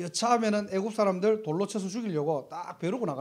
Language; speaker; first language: Korean; native; Korean